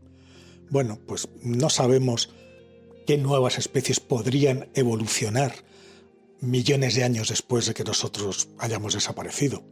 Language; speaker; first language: Spanish; native; Spanish